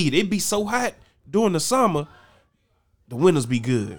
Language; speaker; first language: English; native; English